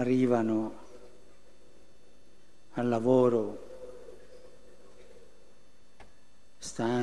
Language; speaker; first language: Italian; early bilingual, heritage; Spanish